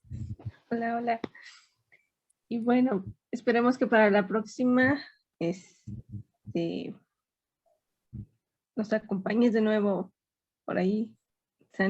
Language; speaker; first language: Spanish; native; Spanish